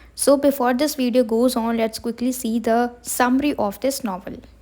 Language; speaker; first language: English; non-native, local second language; Hindi